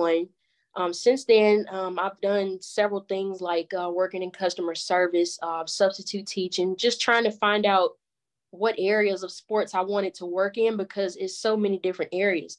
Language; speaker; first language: English; native; English